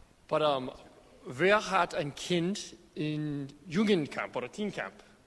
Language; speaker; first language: German; non-native, learner; English